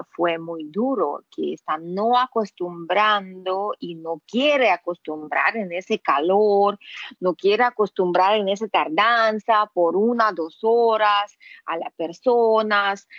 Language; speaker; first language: Spanish; non-native, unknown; Russian